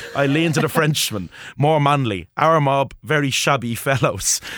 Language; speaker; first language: English; native; English